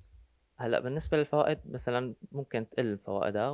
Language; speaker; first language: Arabic; native; Arabic